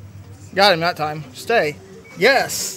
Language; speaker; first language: English; native; English